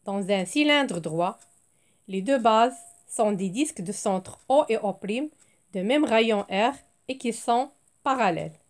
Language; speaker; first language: French; non-native, local second language; Arabic